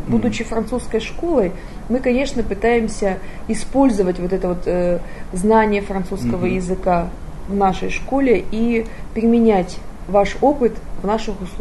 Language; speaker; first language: Russian; native; Russian